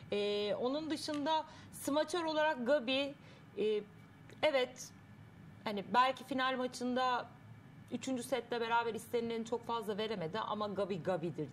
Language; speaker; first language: Turkish; native; Turkish